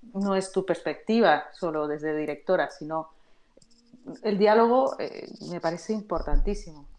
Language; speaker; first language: Spanish; native; Spanish